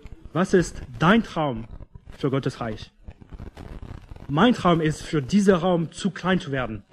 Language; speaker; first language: German; non-native, fluent; English